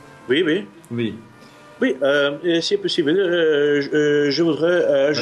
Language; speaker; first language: French; non-native, fluent; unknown